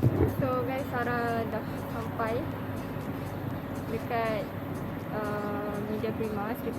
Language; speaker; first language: Malay; native; Malay